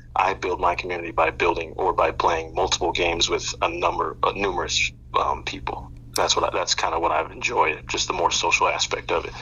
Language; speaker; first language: English; native; English